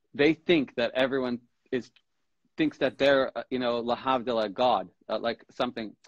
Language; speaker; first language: English; native; English